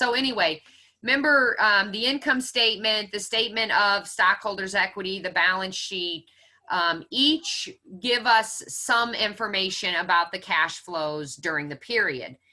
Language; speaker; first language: English; native; English